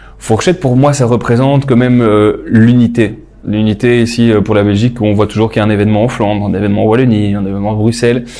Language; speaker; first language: French; native; French